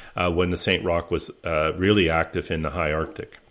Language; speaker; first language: English; native; English